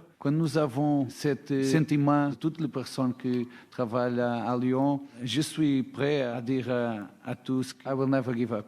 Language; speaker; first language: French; non-native, learner; Portuguese